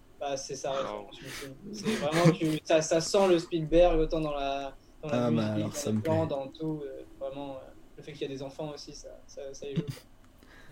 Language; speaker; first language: French; native; French